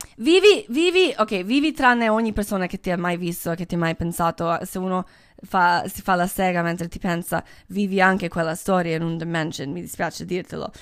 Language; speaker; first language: Italian; non-native, fluent; English